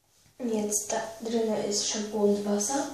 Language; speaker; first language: German; non-native, learner; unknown